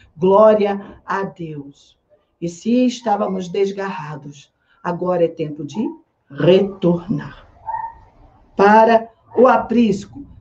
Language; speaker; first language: Portuguese; native; Portuguese